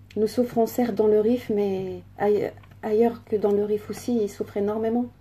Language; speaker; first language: French; early bilingual, other home language; Riffian